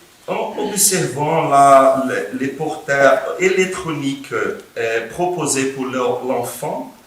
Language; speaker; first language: French; non-native, fluent; Portuguese